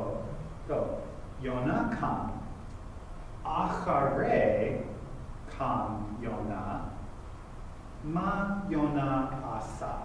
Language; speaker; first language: Hebrew; non-native, fluent; English